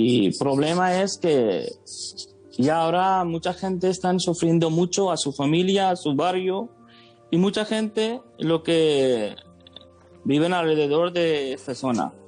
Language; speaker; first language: Spanish; non-native, fluent; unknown